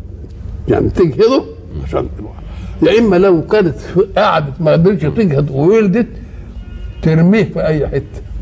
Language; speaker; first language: Arabic; native; Arabic